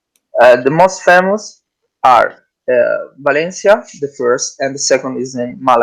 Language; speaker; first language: English; non-native, learner; Italian